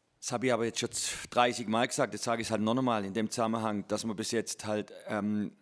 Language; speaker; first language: German; native; German